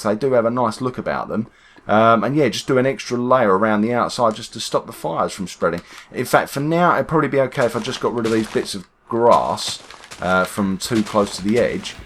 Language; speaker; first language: English; native; English